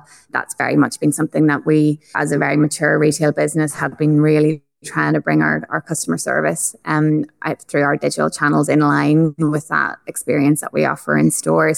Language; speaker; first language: English; native; English